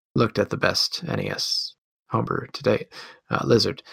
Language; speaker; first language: English; native; English